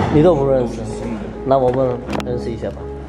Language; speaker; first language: Chinese; non-native, learner; Indonesian